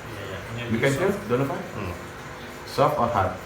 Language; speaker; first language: English; non-native, learner; Javanese